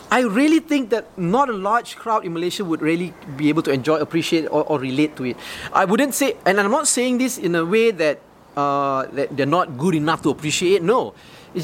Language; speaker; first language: English; non-native, local second language; Malay